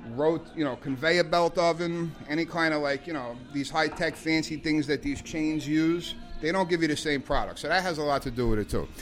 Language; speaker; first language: English; native; English